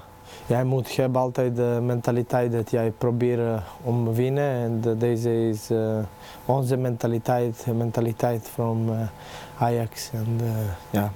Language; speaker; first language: Dutch; non-native, learner; Serbian